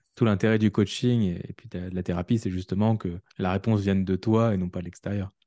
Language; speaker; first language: French; native; French